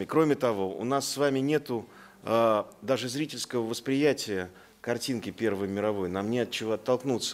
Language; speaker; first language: Russian; native; Russian